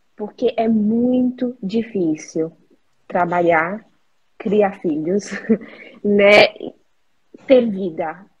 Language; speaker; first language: Portuguese; native; Portuguese